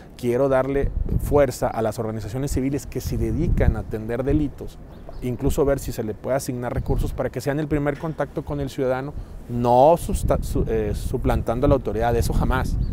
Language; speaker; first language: Spanish; native; Spanish